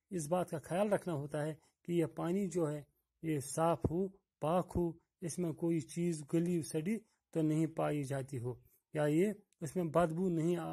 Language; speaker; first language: Urdu; non-native, local second language; Kashmiri